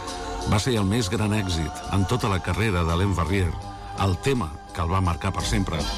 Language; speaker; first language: Catalan; native; Catalan